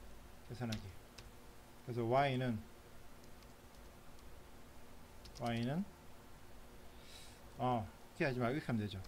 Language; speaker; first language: Korean; native; Korean